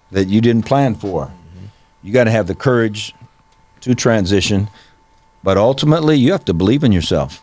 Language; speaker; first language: English; native; English